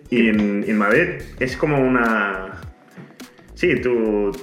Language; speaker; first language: Spanish; non-native, fluent; Danish